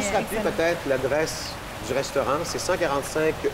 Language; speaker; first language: French; native; French